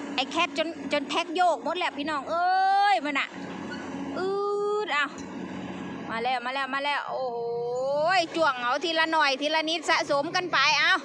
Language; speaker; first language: Thai; non-native, local second language; Khmer